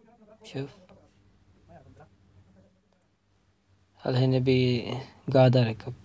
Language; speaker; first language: Arabic; non-native, learner; Urdu